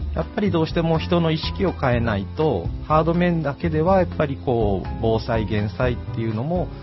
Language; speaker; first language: Japanese; native; Japanese